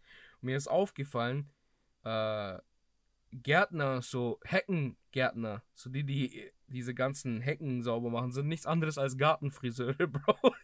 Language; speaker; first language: German; early bilingual, other home language; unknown